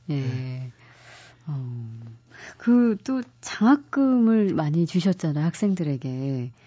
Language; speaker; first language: Korean; native; Korean